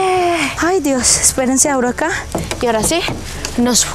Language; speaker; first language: Spanish; native; Spanish